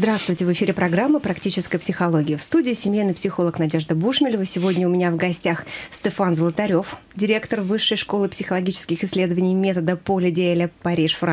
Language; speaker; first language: Russian; native; Russian